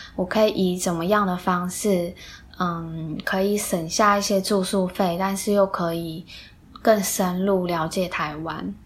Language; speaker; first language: Chinese; native; Chinese